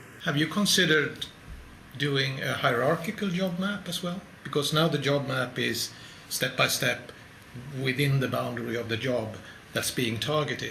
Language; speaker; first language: English; non-native, fluent; Swedish